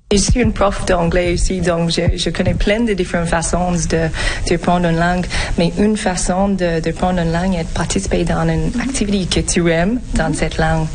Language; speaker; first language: French; non-native, fluent; English